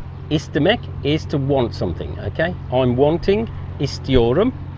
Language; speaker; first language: English; native; English